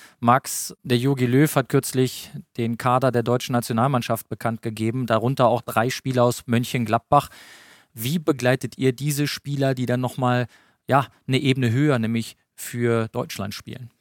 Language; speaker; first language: German; native; German